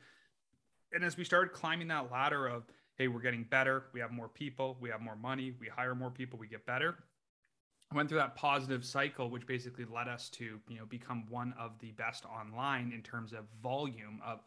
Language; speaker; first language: English; native; English